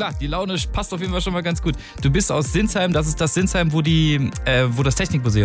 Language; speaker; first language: German; native; German